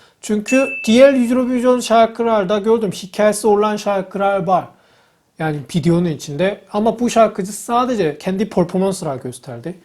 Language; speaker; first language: Turkish; non-native, fluent; Korean